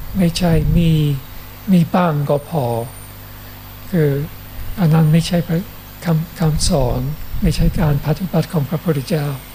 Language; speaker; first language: Thai; native; Thai